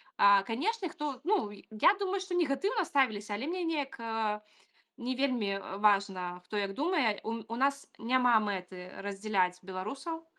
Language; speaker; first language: Belarusian; non-native, local second language; Russian